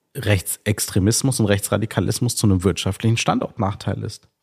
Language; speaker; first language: German; early bilingual, other home language; Sinhala